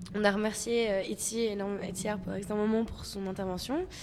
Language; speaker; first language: French; native; French